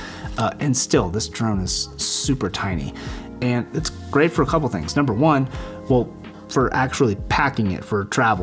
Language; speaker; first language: English; native; English